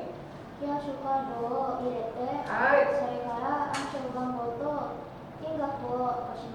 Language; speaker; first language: Japanese; non-native, learner; Indonesian